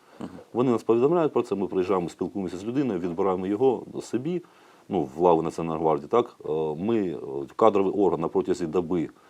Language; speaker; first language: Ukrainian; native; Ukrainian